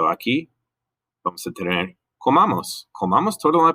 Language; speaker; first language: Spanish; non-native, fluent; English